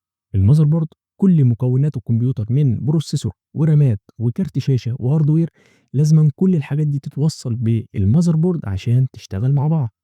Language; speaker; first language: Arabic; native; Arabic